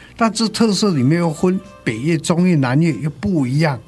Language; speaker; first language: Chinese; native; Chinese